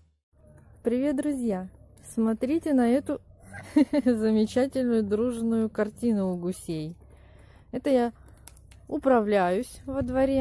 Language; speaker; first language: Russian; native; Russian